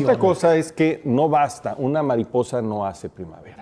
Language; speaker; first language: Spanish; native; Spanish